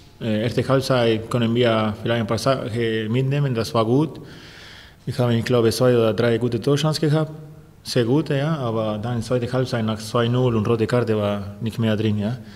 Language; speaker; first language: German; non-native, learner; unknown